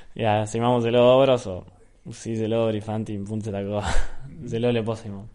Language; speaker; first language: Slovenian; early bilingual, heritage; Slovenian